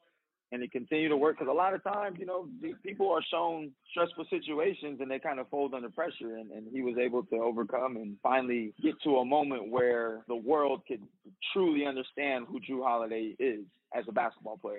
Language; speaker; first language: English; native; English